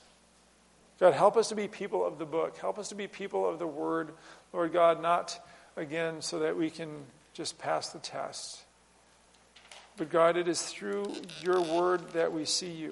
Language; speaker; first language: English; native; English